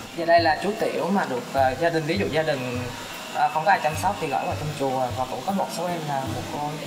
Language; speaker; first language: Vietnamese; non-native, local second language; Khmer